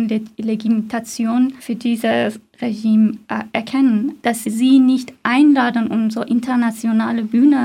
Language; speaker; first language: German; non-native, fluent; Persian